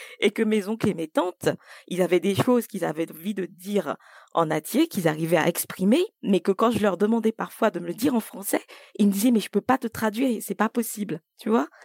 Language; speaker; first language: French; native; French